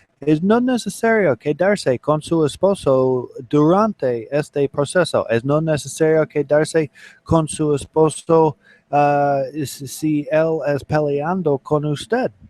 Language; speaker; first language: Spanish; non-native, learner; English